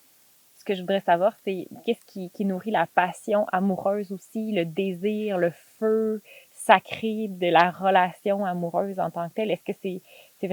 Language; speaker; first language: French; native; French